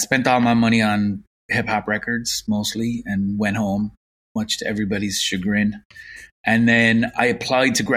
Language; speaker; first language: English; native; English